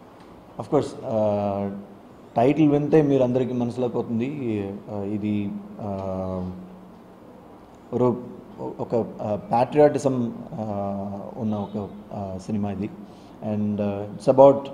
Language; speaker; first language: Telugu; non-native, learner; Tamil